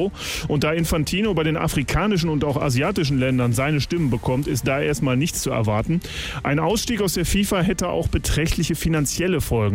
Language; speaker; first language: German; native; German